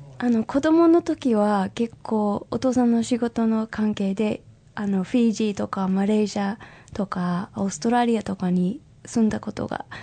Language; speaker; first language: Japanese; non-native, fluent; English